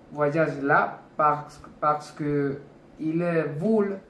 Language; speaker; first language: French; non-native, learner; Spanish